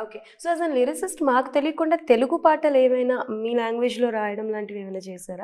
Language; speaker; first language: Telugu; native; Telugu